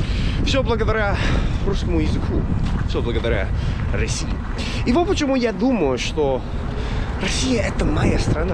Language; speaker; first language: Russian; non-native, fluent; English